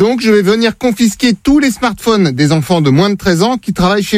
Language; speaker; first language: French; native; French